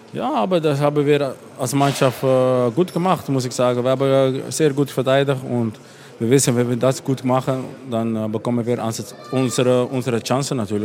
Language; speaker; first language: German; non-native, fluent; Dutch